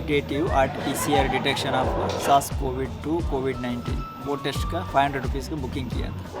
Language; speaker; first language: Hindi; non-native, local second language; Tulu